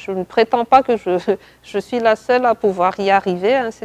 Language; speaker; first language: French; non-native, local second language; Malagasy